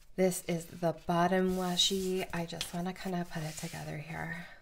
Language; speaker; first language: English; native; English